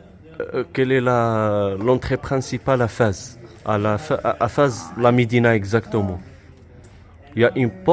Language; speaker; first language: French; non-native, learner; Arabic